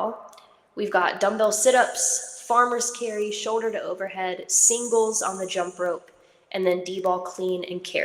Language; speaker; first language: English; native; English